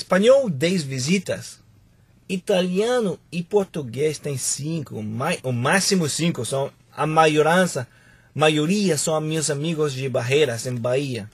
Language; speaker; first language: Portuguese; non-native, fluent; Spanish